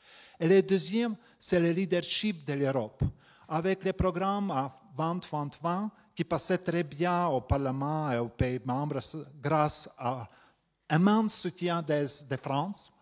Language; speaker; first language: French; non-native, fluent; Latvian